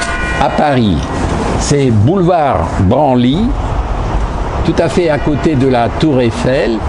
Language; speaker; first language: French; non-native, fluent; Russian